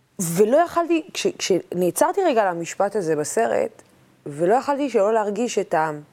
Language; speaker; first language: Hebrew; non-native, local second language; Arabic